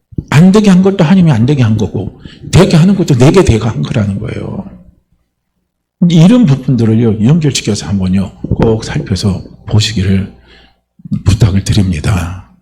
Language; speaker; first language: Korean; native; Korean